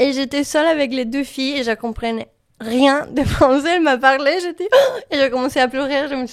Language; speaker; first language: French; non-native, learner; Spanish